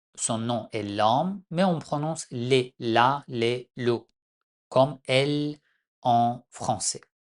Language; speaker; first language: French; non-native, fluent; Persian